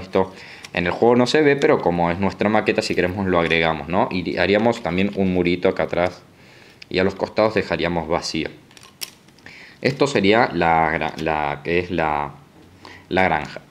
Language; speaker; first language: Spanish; native; Spanish